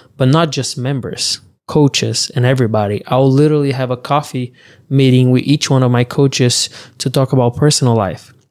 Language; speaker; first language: English; early bilingual, other home language; Portuguese